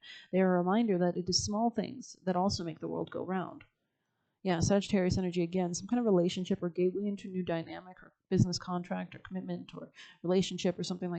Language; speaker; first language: English; native; English